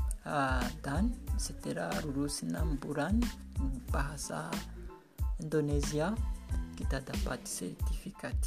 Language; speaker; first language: Indonesian; non-native, learner; Kinyarwanda